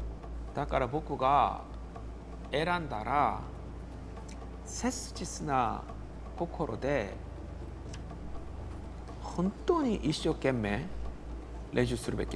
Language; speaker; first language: Japanese; non-native, fluent; Korean